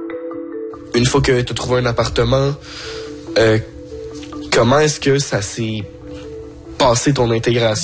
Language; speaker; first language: French; native; French